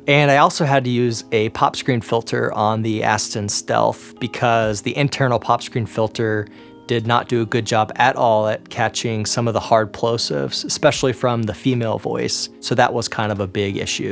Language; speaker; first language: English; native; English